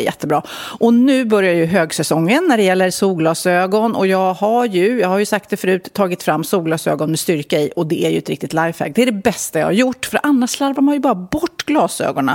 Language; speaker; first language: Swedish; native; Swedish